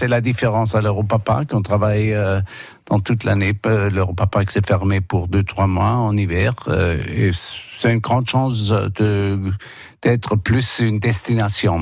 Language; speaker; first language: French; non-native, fluent; German